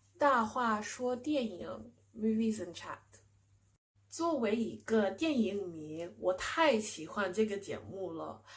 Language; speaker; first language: Chinese; non-native, fluent; English